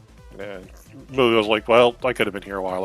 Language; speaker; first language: English; native; English